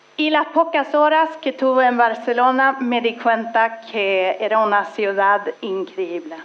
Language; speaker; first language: Spanish; non-native, fluent; Swedish